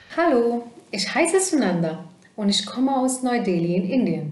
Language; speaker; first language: German; non-native, fluent; Hindi